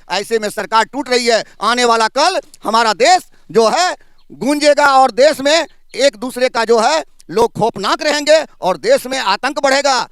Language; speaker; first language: Hindi; native; Hindi